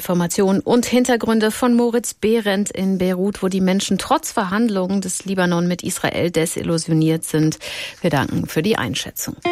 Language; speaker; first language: German; native; German